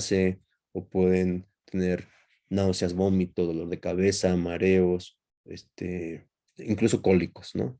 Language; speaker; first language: Spanish; native; Spanish